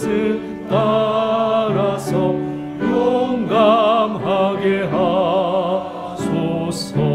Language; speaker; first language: Korean; native; Korean